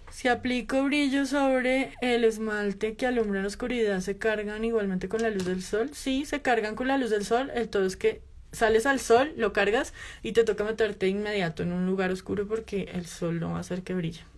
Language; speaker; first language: Spanish; native; Spanish